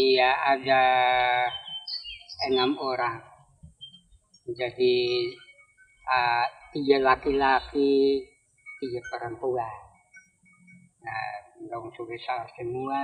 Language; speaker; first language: Indonesian; non-native, local second language; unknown